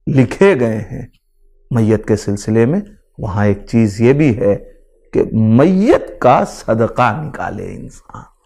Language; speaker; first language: Hindi; native; Hindi